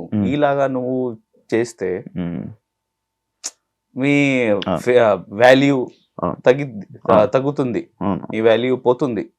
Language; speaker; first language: Telugu; non-native, local second language; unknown